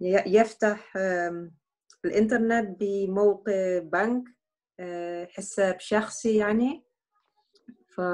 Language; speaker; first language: Arabic; non-native, learner; Dutch